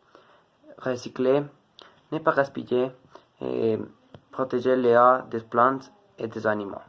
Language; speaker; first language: French; non-native, learner; Spanish